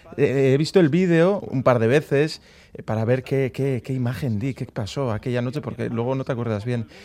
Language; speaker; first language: Spanish; non-native, local second language; Basque